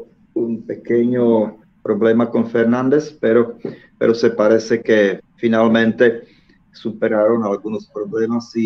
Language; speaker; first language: Spanish; non-native, fluent; Czech